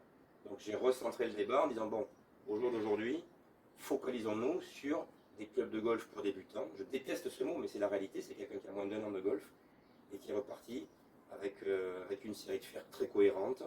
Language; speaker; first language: French; native; French